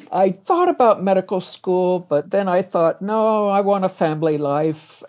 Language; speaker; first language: English; native; English